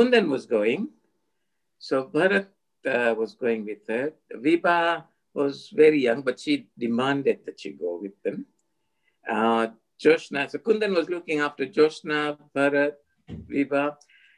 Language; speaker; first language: English; non-native, local second language; Gujarati